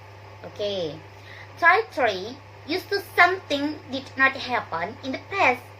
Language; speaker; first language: English; non-native, learner; Indonesian